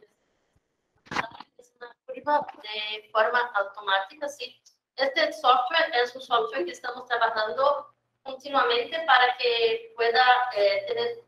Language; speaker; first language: Spanish; non-native, fluent; Portuguese